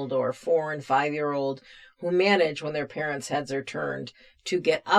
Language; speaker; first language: English; native; English